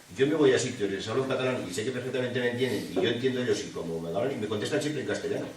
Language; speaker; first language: Spanish; non-native, local second language; Catalan